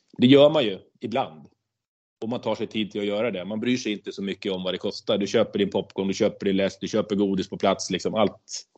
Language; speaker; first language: Swedish; native; Swedish